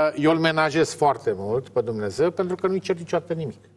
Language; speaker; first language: Romanian; native; Romanian